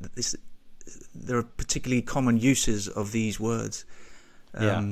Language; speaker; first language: English; native; English